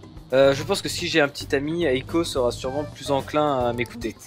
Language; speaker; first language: French; native; French